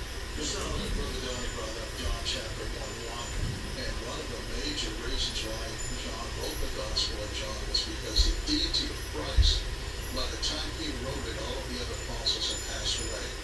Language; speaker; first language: English; native; English